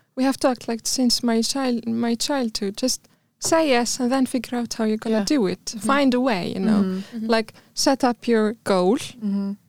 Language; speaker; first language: English; non-native, fluent; Arabic